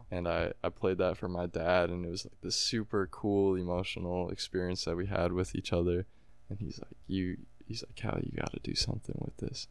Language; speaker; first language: English; native; English